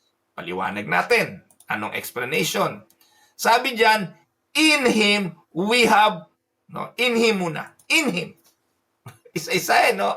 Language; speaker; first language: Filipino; native; Filipino